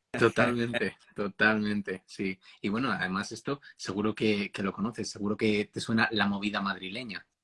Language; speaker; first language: Spanish; native; Spanish